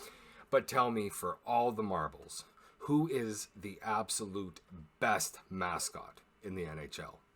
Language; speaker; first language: English; native; English